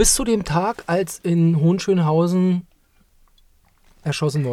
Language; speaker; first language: German; native; German